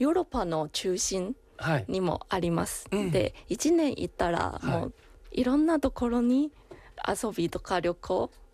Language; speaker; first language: Japanese; non-native, fluent; Chinese